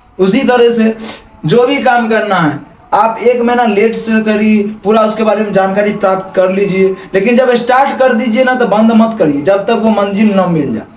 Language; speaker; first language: Hindi; native; Hindi